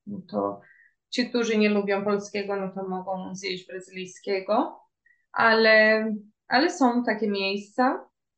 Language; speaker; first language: Polish; early bilingual, heritage; Portuguese